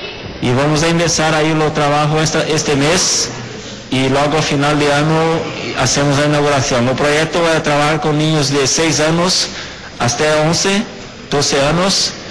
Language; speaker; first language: Spanish; non-native, fluent; Portuguese